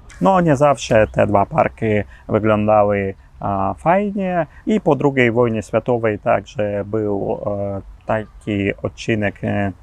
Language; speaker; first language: Polish; non-native, learner; Ukrainian